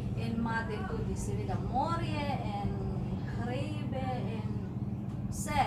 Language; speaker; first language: Slovenian; non-native, fluent; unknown